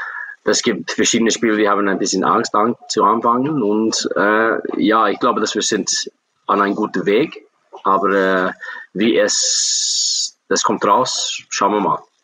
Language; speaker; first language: German; non-native, fluent; English